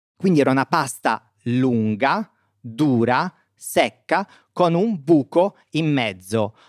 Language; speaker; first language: Italian; native; Italian